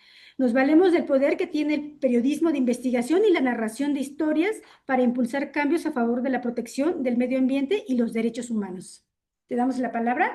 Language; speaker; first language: Spanish; native; Spanish